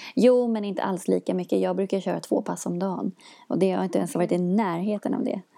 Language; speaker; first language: Swedish; native; Swedish